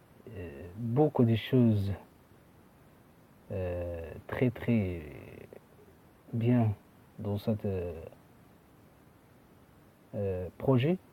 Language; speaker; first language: French; non-native, fluent; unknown